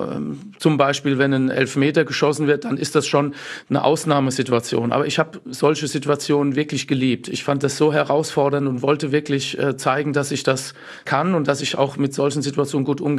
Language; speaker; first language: German; native; German